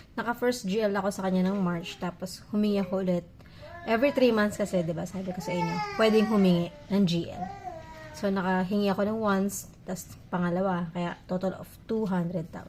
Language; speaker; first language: Filipino; non-native, local second language; Iloko